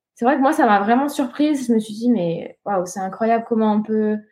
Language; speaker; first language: French; native; French